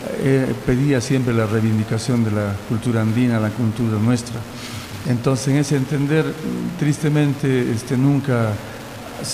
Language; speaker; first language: Spanish; non-native, local second language; Quechua